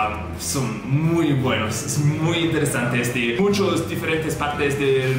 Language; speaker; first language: Spanish; non-native, learner; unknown